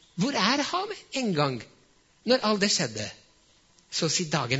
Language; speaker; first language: Norwegian; non-native, fluent; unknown